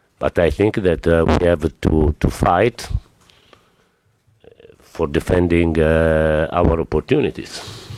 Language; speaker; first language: English; non-native, fluent; Italian